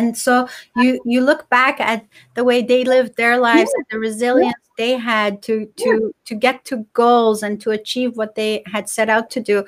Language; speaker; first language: English; non-native, fluent; Persian